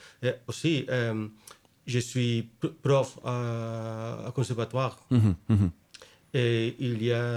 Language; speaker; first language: French; non-native, learner; Spanish